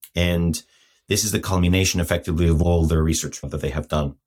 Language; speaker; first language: English; non-native, fluent; Greek